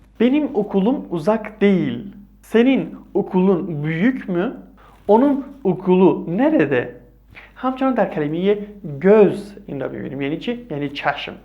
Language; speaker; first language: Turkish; non-native, fluent; Persian